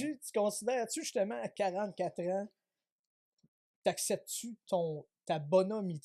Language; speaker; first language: French; native; French